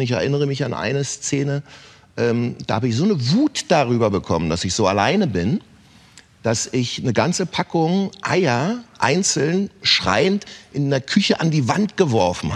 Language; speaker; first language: German; native; German